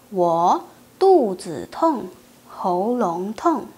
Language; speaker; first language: Chinese; non-native, fluent; Indonesian